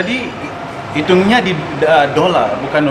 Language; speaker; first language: Indonesian; non-native, fluent; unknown